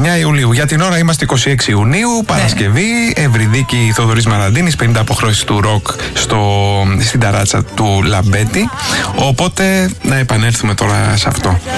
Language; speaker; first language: Greek; native; Greek